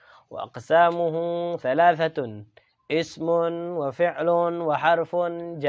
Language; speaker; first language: Arabic; non-native, fluent; Indonesian